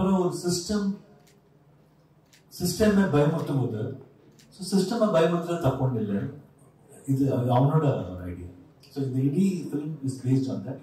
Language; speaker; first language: Tamil; non-native, learner; Kannada